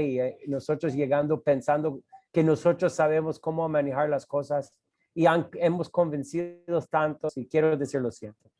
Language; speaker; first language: Spanish; non-native, fluent; English